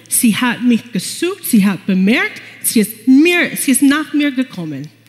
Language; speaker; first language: German; non-native, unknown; English